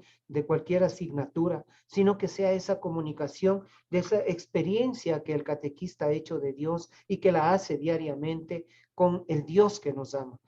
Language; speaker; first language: Spanish; native; Spanish